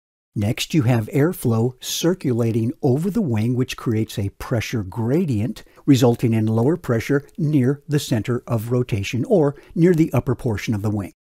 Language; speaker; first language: English; native; English